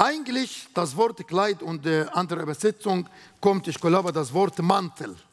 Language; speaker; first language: German; non-native, fluent; Arabic